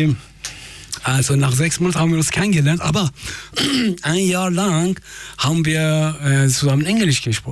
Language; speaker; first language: German; non-native, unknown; Persian